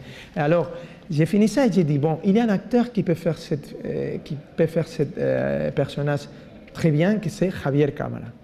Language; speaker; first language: French; non-native, fluent; Spanish